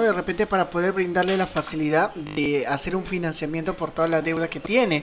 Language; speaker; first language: Spanish; native; Spanish